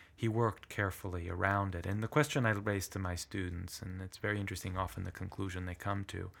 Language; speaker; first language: English; early bilingual, other home language; Italian